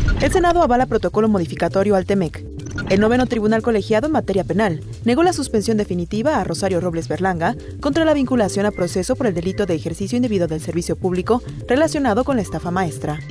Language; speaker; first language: Spanish; native; Spanish